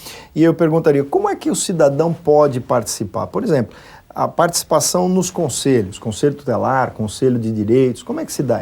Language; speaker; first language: Portuguese; native; Portuguese